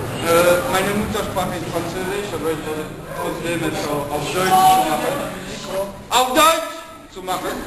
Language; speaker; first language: German; non-native, learner; French